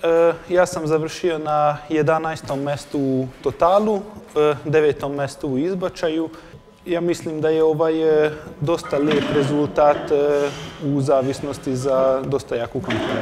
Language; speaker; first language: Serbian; non-native, local second language; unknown